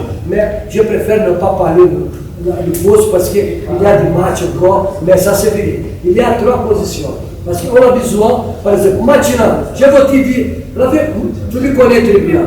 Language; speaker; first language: French; non-native, fluent; Portuguese